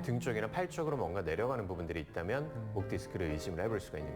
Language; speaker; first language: Korean; native; Korean